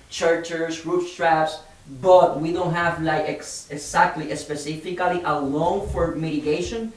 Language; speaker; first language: English; non-native, fluent; Spanish